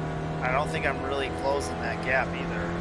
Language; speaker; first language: English; native; English